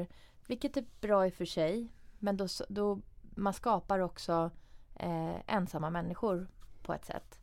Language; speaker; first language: Swedish; early bilingual, other home language; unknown